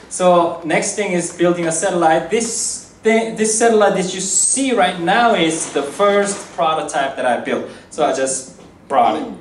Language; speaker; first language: English; non-native, fluent; Korean